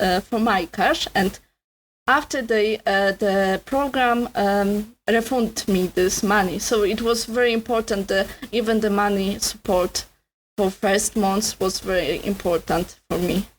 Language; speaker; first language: English; non-native, learner; Polish